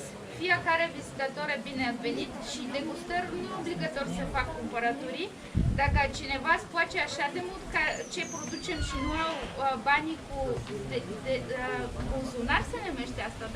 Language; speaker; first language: Romanian; non-native, learner; Bulgarian